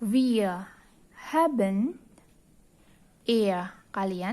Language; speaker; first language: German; non-native, fluent; Indonesian